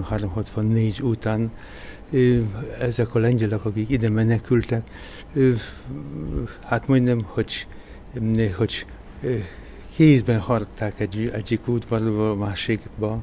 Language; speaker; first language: Hungarian; non-native, fluent; Polish